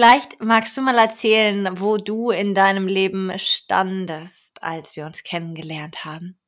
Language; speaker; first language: German; native; German